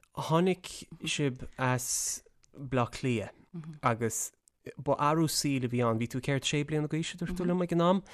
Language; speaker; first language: Irish; native; Irish